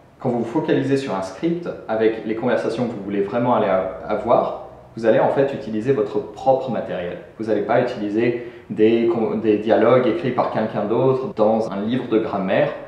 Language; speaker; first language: French; native; French